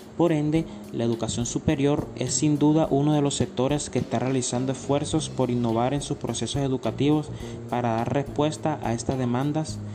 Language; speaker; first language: Spanish; native; Spanish